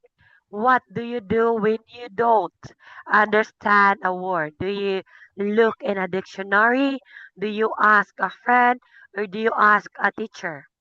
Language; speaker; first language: English; non-native, fluent; Filipino